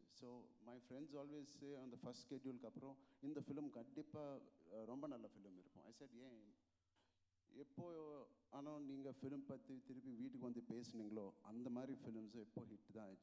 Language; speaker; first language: Tamil; non-native, learner; Telugu